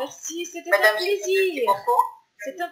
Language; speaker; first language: French; non-native, local second language; Arabic